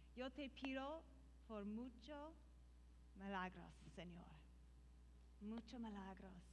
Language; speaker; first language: Spanish; non-native, learner; English